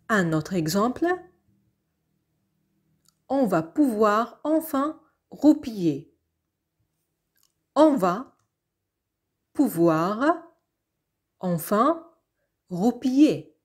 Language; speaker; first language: French; non-native, fluent; Arabic